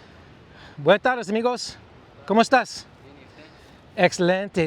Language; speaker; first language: Spanish; non-native, learner; English